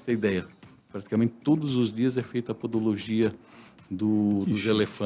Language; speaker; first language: Portuguese; native; Portuguese